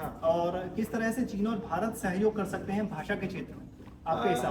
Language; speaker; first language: Hindi; native; Hindi